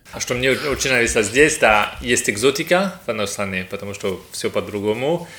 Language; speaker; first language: Russian; non-native, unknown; French